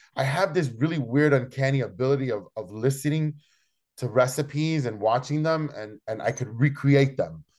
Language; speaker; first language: English; early bilingual, other home language; Spanish